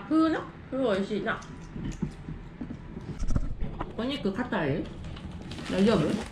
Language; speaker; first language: Japanese; native; Japanese